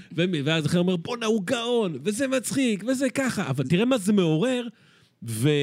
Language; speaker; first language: Hebrew; early bilingual, other home language; Spanish